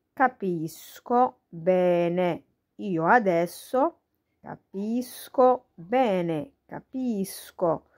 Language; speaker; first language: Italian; non-native, learner; Arabic